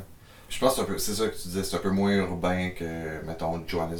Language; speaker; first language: French; native; French